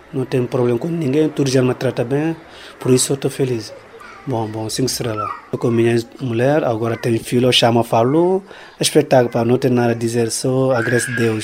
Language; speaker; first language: Portuguese; non-native, learner; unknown